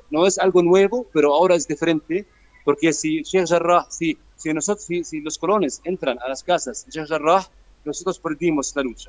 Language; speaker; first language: Spanish; non-native, fluent; Arabic